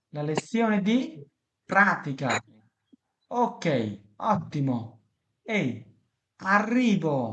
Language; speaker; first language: Italian; non-native, learner; Bangla